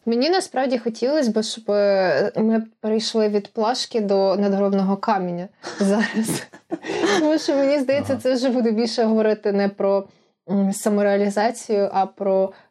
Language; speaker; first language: Ukrainian; native; Ukrainian